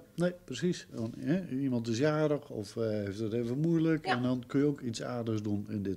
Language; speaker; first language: Dutch; native; Dutch